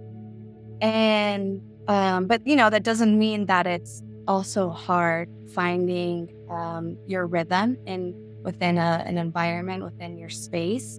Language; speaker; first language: English; native; English